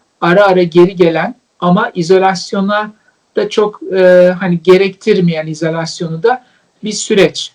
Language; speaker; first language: Turkish; native; Turkish